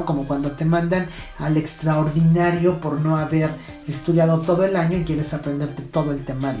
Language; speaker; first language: Spanish; native; Spanish